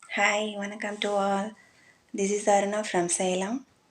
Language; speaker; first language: English; non-native, local second language; Tamil